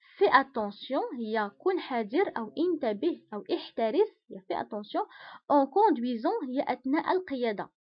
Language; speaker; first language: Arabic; native; Arabic